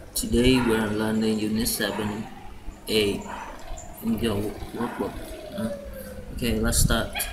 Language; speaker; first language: English; non-native, fluent; Vietnamese